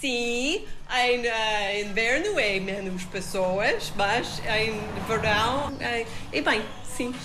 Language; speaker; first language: Portuguese; non-native, learner; English